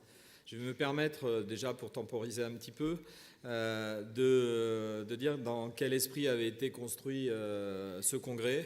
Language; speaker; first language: French; native; French